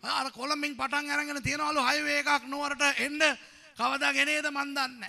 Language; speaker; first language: Sinhala; native; Sinhala